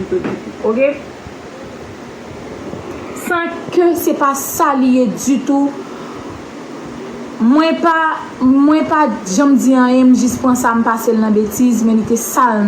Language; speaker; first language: French; non-native, local second language; Haitian Creole